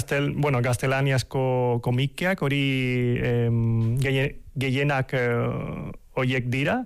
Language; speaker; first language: Basque; non-native, fluent; Cantonese